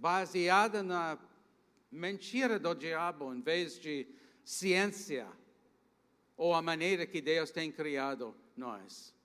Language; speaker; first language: Portuguese; non-native, fluent; English